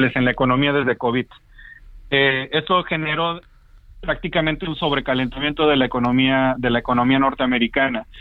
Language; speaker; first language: Spanish; native; Spanish